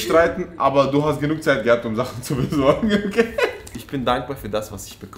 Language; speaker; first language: German; early bilingual, other home language; Persian